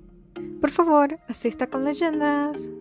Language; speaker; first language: Portuguese; non-native, fluent; Korean